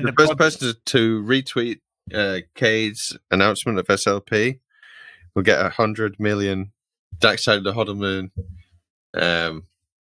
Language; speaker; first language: English; native; English